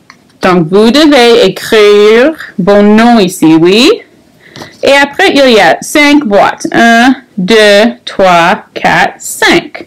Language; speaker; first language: French; non-native, fluent; English